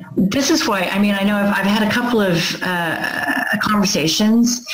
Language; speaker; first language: English; native; English